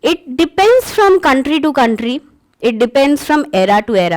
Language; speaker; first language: English; non-native, local second language; Bangla